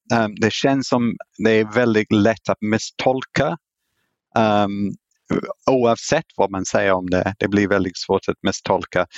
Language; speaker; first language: Swedish; non-native, fluent; English